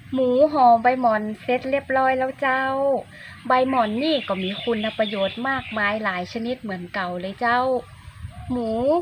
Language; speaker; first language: Thai; non-native, local second language; Iu Mien